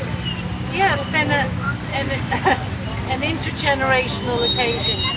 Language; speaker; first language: English; native; English